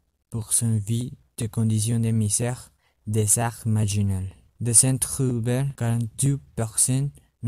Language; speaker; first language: French; non-native, learner; Spanish